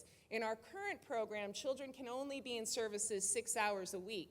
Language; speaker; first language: English; native; English